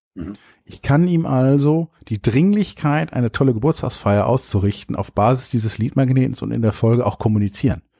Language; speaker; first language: German; native; German